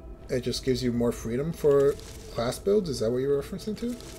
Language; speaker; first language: English; native; English